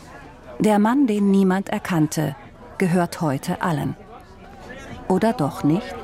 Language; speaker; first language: German; native; German